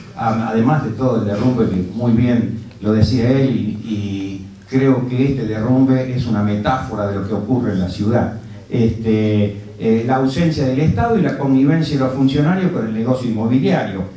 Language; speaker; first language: Spanish; native; Spanish